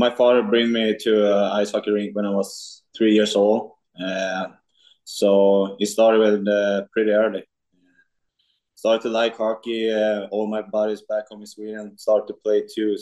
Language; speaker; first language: English; non-native, fluent; Swedish